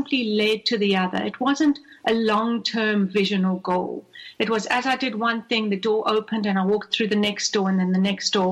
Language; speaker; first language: English; native; English